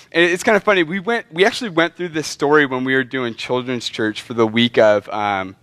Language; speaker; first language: English; native; English